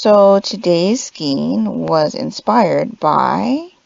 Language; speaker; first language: English; native; English